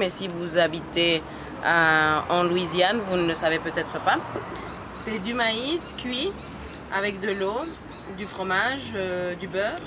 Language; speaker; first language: French; non-native, fluent; Spanish